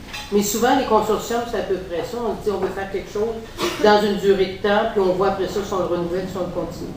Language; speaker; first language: French; native; French